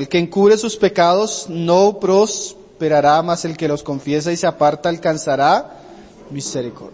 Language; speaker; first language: Spanish; native; Spanish